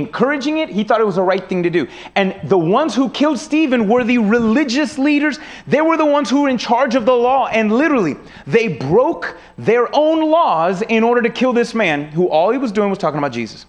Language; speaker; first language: English; native; English